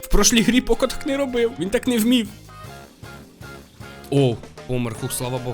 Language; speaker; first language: Ukrainian; non-native, local second language; Russian